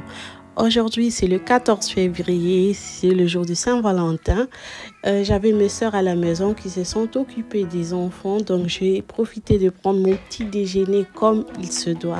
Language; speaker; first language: French; non-native, local second language; Lingala